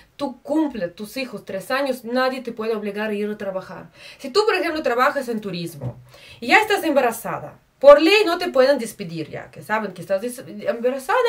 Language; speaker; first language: Spanish; non-native, fluent; Russian